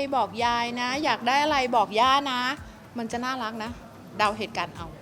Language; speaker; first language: Thai; native; Thai